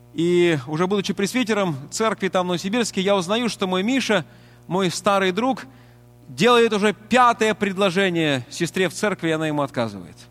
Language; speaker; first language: Russian; native; Russian